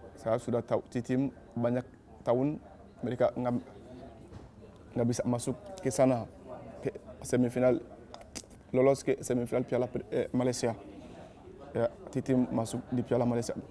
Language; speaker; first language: Malay; non-native, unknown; Bambara